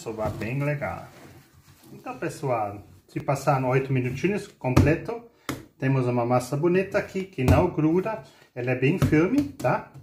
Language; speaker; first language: Portuguese; non-native, fluent; German